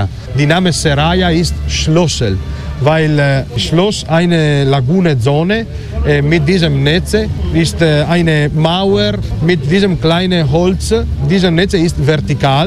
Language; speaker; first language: German; non-native, learner; Italian